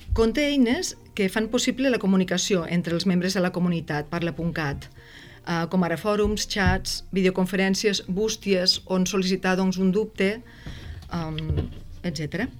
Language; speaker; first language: Catalan; native; Catalan